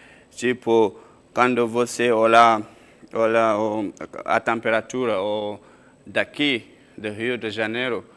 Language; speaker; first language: Portuguese; non-native, fluent; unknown